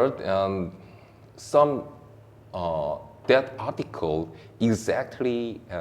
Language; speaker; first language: English; non-native, learner; Korean